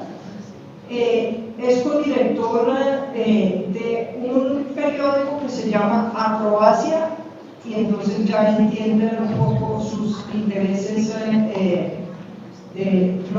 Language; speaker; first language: Spanish; native; Spanish